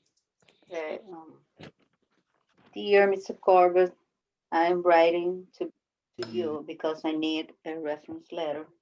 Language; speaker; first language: English; non-native, learner; Spanish